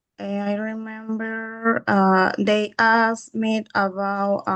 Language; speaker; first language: English; non-native, learner; Spanish